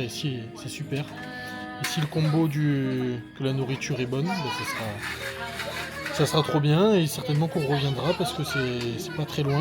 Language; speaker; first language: French; native; French